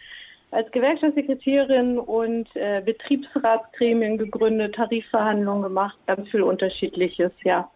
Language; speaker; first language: German; native; German